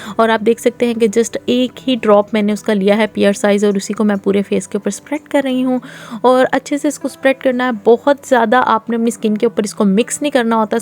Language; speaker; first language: Urdu; native; Urdu